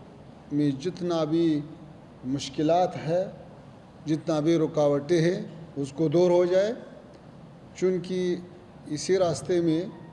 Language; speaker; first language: Hindi; non-native, fluent; Pashto